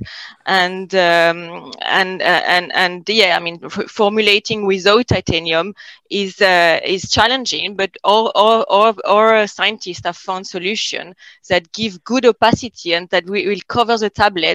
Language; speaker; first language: English; non-native, fluent; French